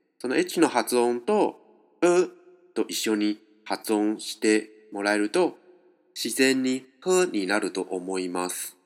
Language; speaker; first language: Japanese; non-native, fluent; Chinese